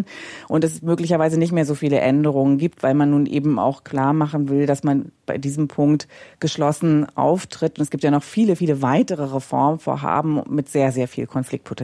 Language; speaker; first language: German; native; German